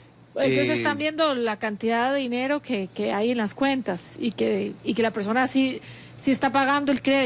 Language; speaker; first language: Spanish; native; Spanish